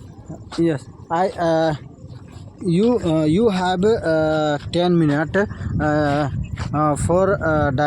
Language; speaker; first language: English; non-native, learner; Hindi